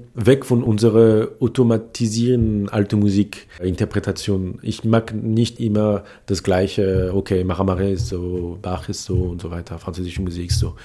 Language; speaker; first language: German; non-native, fluent; French